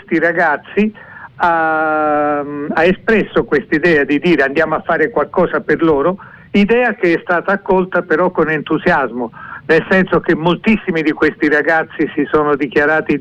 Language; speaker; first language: Italian; native; Italian